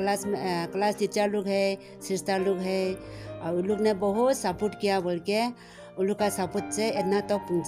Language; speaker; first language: Hindi; non-native, local second language; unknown